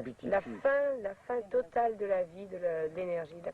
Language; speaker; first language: French; native; French